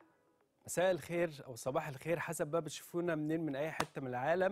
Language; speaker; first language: Arabic; native; Arabic